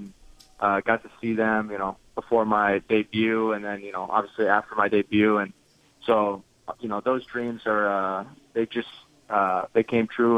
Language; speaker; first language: English; native; English